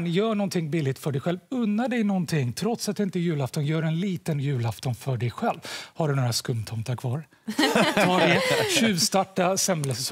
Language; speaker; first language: Swedish; native; Swedish